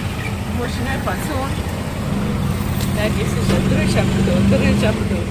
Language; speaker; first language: Russian; non-native, learner; Tajik